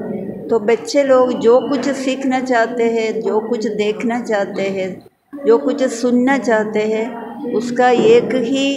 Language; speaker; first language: Hindi; non-native, local second language; Malayalam